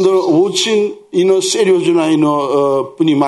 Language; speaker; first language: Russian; non-native, learner; Korean